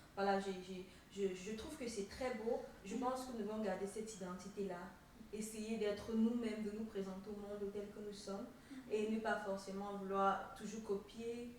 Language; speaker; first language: French; non-native, local second language; Ghomala